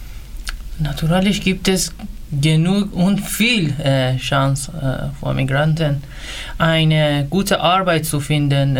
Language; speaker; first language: German; non-native, learner; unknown